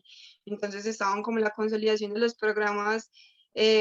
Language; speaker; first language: Spanish; native; Spanish